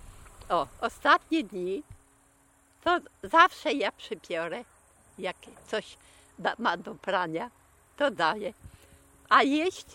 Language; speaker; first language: Polish; non-native, local second language; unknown